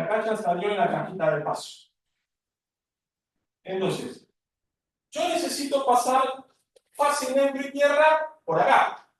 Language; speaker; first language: Spanish; native; Spanish